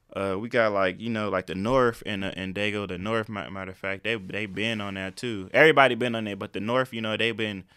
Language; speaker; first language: English; native; English